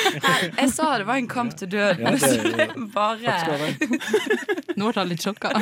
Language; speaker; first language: Norwegian; native; Norwegian